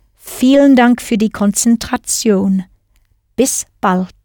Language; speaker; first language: German; non-native, fluent; English